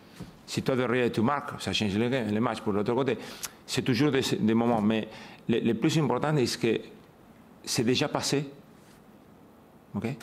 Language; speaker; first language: French; non-native, fluent; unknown